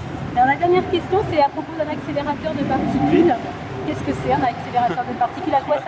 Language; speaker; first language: French; native; French